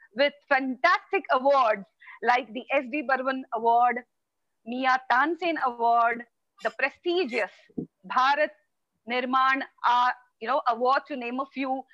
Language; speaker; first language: English; non-native, local second language; Marathi